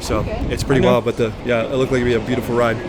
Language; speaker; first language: English; native; English